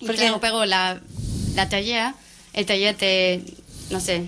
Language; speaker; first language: Spanish; non-native, learner; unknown